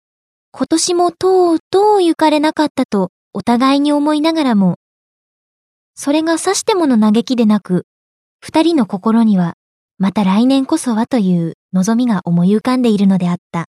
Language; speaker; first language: Japanese; native; Japanese